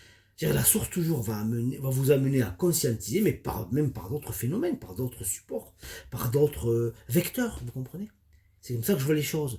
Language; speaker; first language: French; native; French